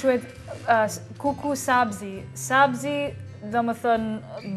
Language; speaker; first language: Albanian; non-native, learner; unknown